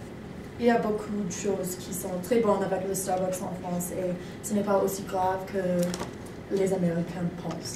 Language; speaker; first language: French; non-native, learner; English